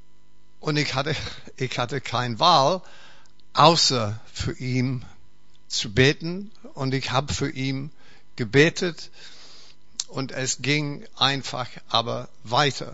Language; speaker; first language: German; non-native, fluent; English